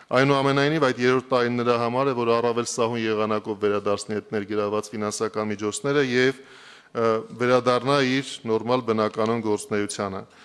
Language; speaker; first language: Armenian; native; Armenian